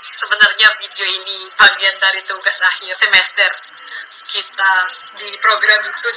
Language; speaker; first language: Indonesian; non-native, fluent; Filipino